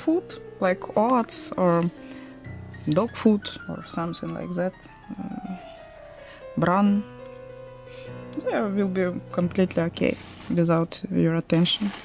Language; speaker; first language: English; non-native, learner; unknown